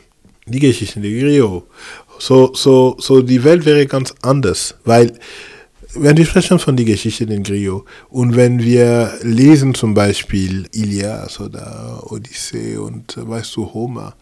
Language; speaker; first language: German; non-native, fluent; French